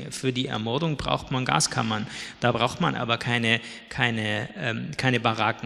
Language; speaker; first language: German; native; German